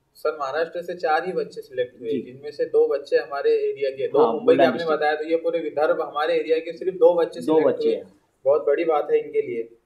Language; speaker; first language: Hindi; non-native, local second language; Urdu